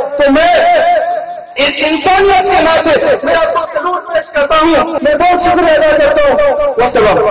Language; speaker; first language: Urdu; non-native, local second language; Pashto